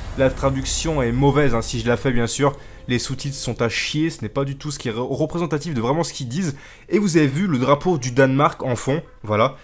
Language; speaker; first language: French; native; French